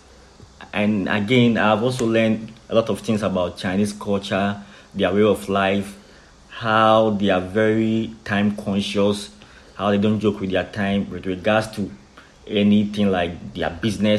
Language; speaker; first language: English; non-native, local second language; Akan